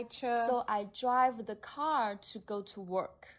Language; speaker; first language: English; non-native, fluent; Chinese